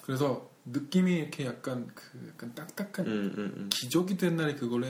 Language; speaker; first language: Korean; native; Korean